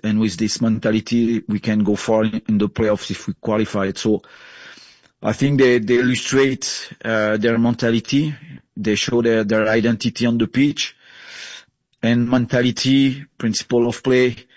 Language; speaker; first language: English; non-native, fluent; French